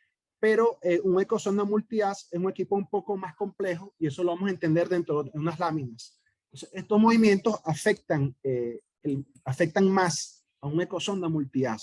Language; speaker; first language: Spanish; native; Spanish